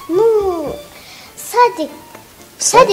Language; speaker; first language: Russian; non-native, local second language; Tajik